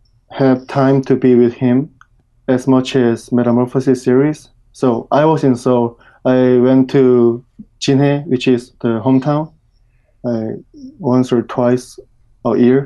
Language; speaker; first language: English; non-native, fluent; Korean